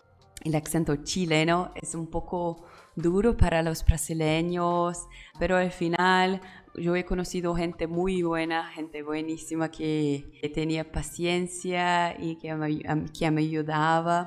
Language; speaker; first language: Spanish; non-native, learner; Portuguese